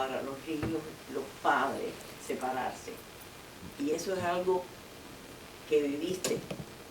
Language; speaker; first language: Spanish; native; Spanish